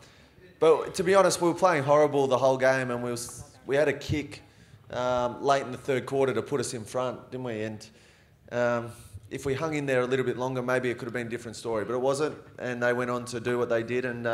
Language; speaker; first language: English; native; English